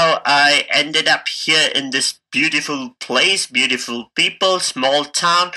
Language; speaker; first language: English; non-native, local second language; Tamil